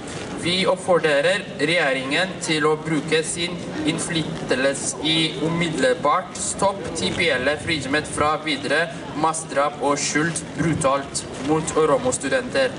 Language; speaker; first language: Norwegian; non-native, fluent; Oromo